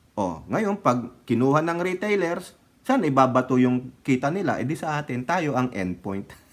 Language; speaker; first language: Filipino; native; Filipino